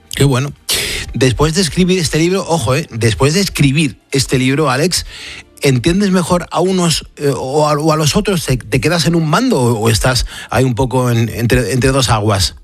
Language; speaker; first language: Spanish; native; Spanish